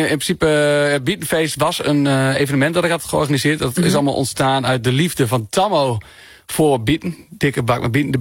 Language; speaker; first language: Dutch; native; Dutch